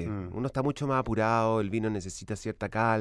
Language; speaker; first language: Spanish; native; Spanish